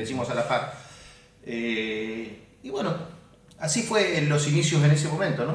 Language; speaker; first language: Spanish; native; Spanish